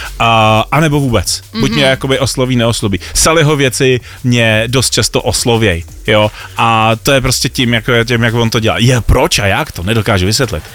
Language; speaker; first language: Czech; native; Czech